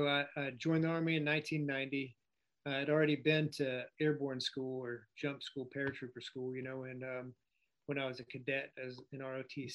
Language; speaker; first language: English; native; English